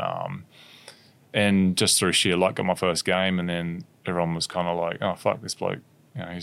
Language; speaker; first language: English; native; English